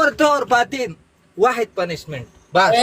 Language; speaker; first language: Arabic; non-native, learner; Pashto